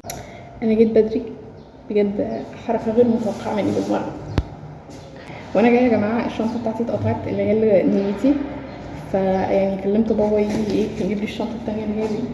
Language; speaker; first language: Arabic; native; Arabic